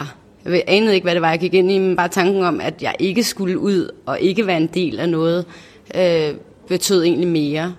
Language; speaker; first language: Danish; native; Danish